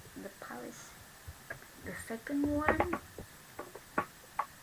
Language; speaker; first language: English; non-native, learner; Vietnamese